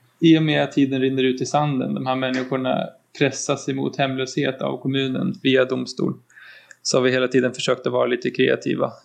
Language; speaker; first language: Swedish; native; Swedish